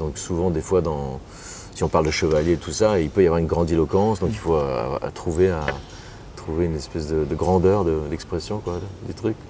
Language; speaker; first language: French; native; French